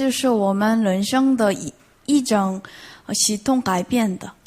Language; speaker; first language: Chinese; non-native, fluent; Korean